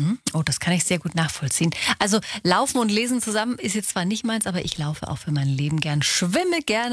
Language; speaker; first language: German; native; German